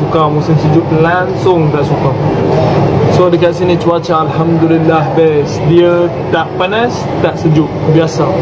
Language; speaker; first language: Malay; non-native, fluent; Arabic